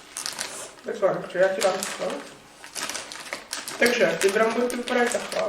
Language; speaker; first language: Czech; native; Czech